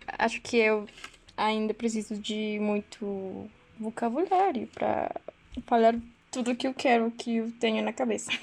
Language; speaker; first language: Portuguese; non-native, learner; Spanish